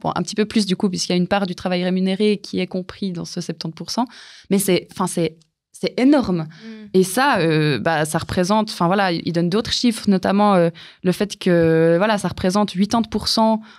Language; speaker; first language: French; native; French